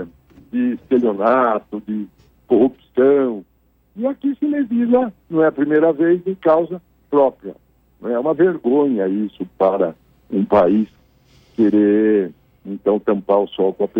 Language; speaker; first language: Portuguese; native; Portuguese